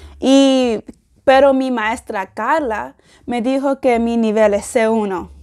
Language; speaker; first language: Spanish; non-native, learner; English